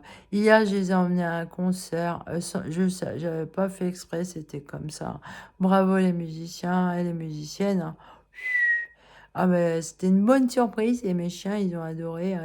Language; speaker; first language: French; native; French